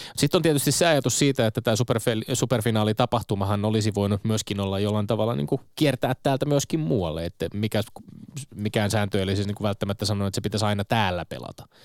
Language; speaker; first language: Finnish; native; Finnish